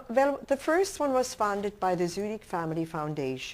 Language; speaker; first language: English; non-native, local second language; German